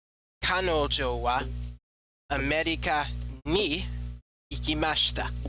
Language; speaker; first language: Japanese; non-native, learner; English